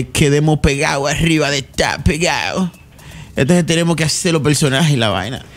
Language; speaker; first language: Spanish; native; Spanish